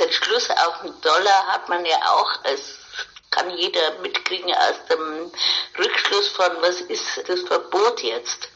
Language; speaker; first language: German; native; German